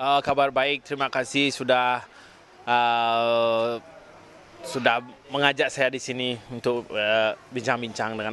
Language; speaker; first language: Indonesian; non-native, local second language; Balinese